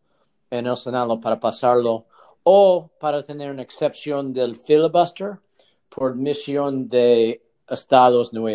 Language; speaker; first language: Spanish; non-native, learner; English